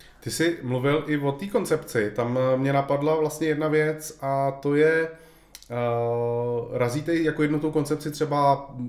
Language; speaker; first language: Czech; native; Czech